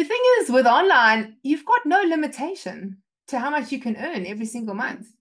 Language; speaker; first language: English; native; English